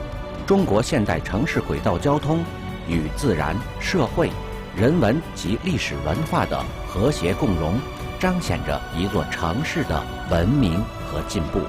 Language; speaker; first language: Chinese; native; Chinese